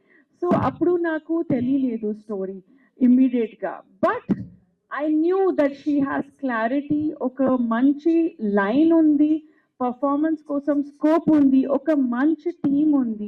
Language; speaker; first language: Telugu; non-native, fluent; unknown